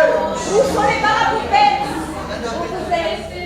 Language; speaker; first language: French; non-native, fluent; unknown